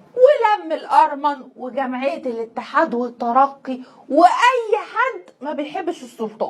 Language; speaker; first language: Arabic; native; Arabic